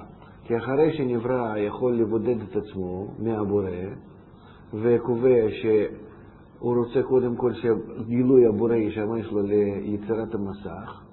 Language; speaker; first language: Hebrew; non-native, fluent; Russian